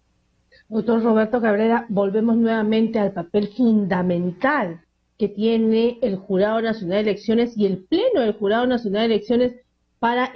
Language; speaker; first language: Spanish; native; Spanish